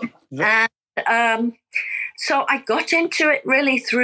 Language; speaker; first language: English; native; English